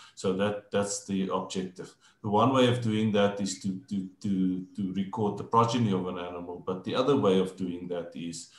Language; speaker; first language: English; non-native, local second language; Afrikaans